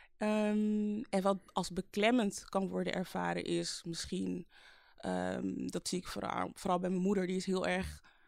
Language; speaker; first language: Dutch; early bilingual, other home language; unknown